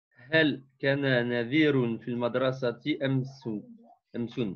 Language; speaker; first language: Arabic; non-native, learner; French